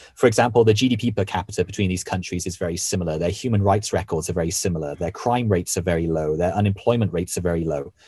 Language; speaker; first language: English; native; English